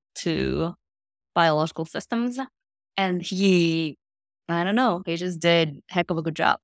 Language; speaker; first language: English; non-native, fluent; Korean